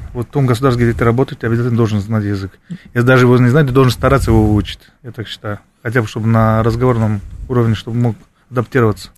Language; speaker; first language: Russian; non-native, fluent; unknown